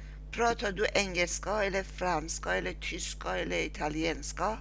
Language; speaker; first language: Swedish; non-native, fluent; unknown